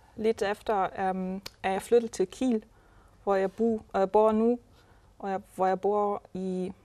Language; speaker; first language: Danish; non-native, fluent; German